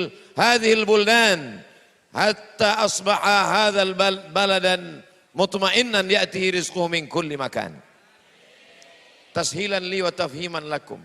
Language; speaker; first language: Arabic; non-native, fluent; Indonesian